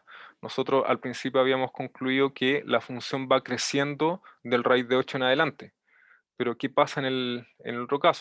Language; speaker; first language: Spanish; native; Spanish